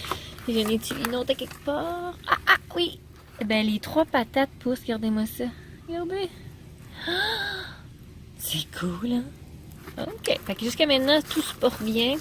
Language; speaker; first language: French; native; French